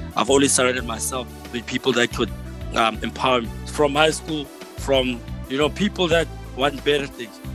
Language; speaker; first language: English; non-native, local second language; Tswana